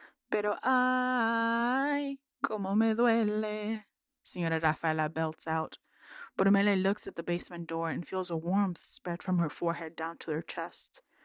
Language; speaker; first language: English; early bilingual, other home language; Spanish